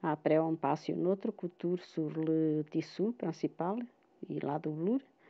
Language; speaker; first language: French; non-native, fluent; Portuguese